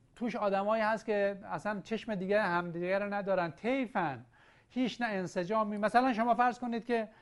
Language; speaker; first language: Persian; native; Persian